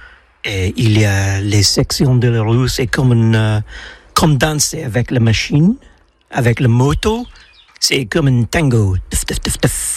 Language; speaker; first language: French; non-native, learner; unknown